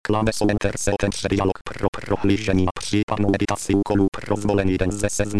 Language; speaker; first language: Czech; native; Czech